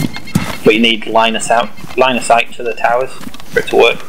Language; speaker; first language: English; native; English